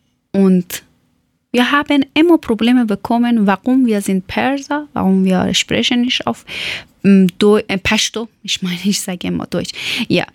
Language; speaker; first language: German; non-native, learner; Persian